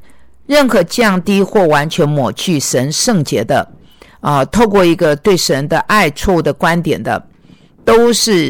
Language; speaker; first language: Chinese; native; Chinese